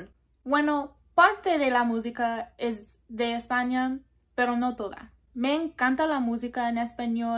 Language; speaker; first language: Spanish; non-native, learner; English